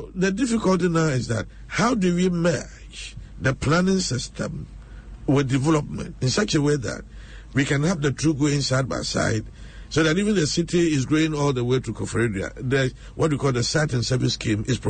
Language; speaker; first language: English; non-native, local second language; Akan